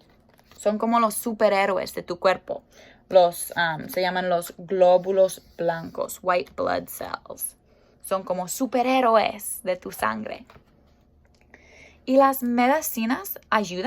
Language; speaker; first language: Spanish; non-native, fluent; English